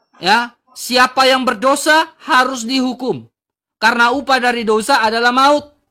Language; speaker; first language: Indonesian; native; Indonesian